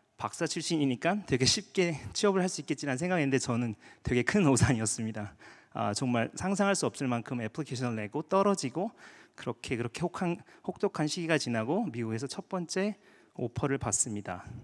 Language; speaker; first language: Korean; native; Korean